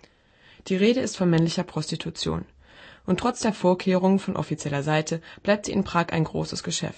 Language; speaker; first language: German; native; German